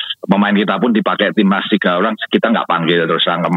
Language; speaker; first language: Indonesian; native; Indonesian